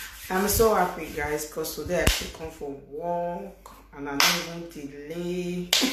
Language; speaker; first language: English; non-native, local second language; Bini